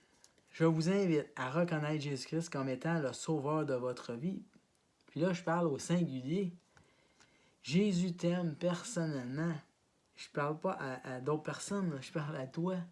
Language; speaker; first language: French; native; French